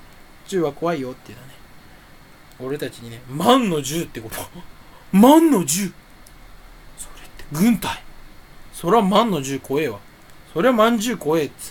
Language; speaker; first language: Japanese; native; Japanese